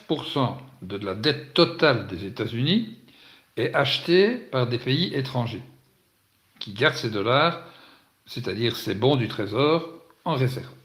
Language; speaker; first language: French; native; French